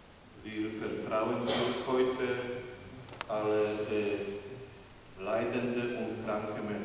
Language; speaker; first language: German; non-native, fluent; Polish